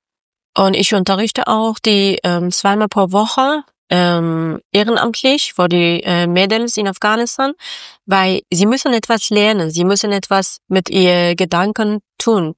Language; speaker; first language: German; non-native, learner; Persian